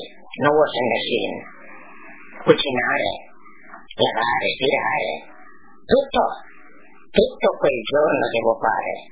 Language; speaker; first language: Italian; non-native, local second language; Friulian